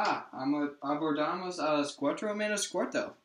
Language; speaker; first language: Spanish; non-native, learner; English